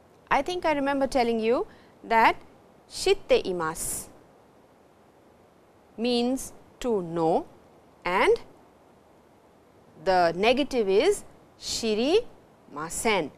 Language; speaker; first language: English; non-native, local second language; Hindi